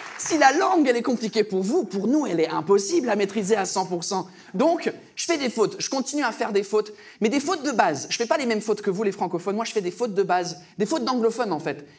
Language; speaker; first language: French; early bilingual, other home language; English